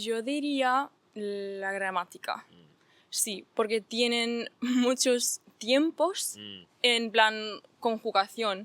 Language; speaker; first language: Spanish; non-native, fluent; Danish